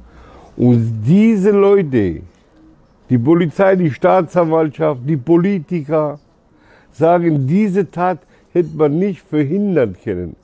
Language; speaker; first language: German; early bilingual, other home language; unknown